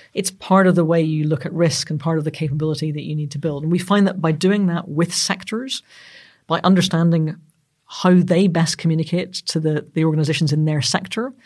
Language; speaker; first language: English; native; English